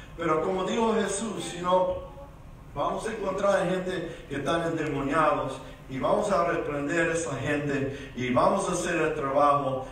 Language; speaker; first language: Spanish; early bilingual, heritage; Spanish